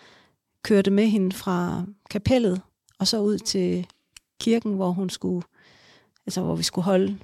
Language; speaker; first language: Danish; native; Danish